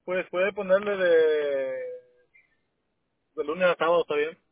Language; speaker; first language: Spanish; native; Spanish